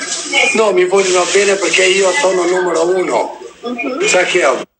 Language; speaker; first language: Italian; non-native, learner; Albanian